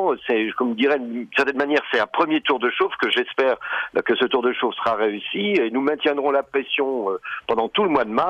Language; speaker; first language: French; native; French